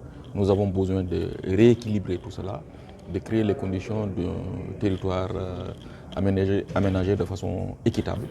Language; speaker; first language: French; non-native, local second language; Wolof